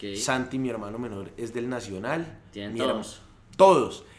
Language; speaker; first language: Spanish; native; Spanish